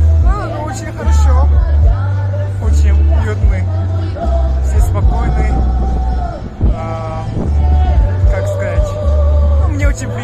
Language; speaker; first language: Russian; non-native, learner; Japanese